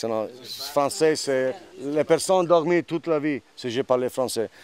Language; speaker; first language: French; non-native, learner; Italian